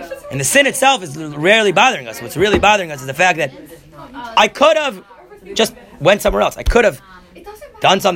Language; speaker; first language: English; native; English